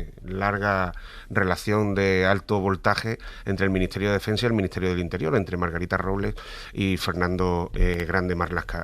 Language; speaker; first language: Spanish; native; Spanish